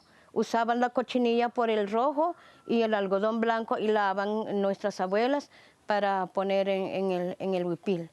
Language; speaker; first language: Spanish; non-native, local second language; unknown